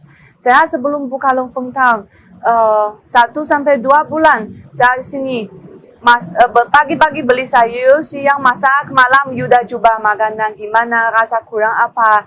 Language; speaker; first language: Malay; non-native, learner; Chinese